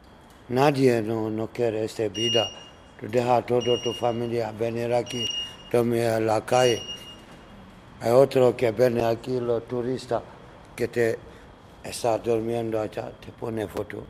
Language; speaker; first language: Spanish; non-native, learner; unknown